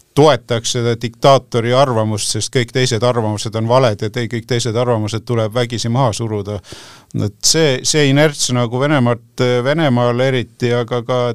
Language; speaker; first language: Estonian; native; Estonian